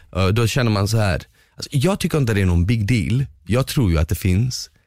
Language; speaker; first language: Swedish; early bilingual, other home language; Bosnian